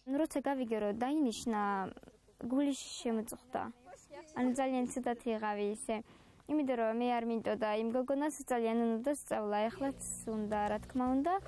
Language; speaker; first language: Georgian; non-native, local second language; Azerbaijani